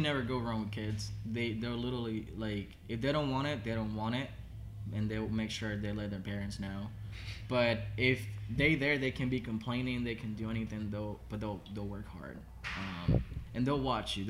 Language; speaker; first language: English; non-native, fluent; Spanish